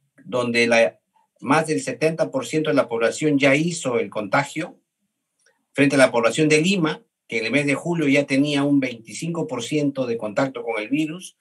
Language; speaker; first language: Spanish; native; Spanish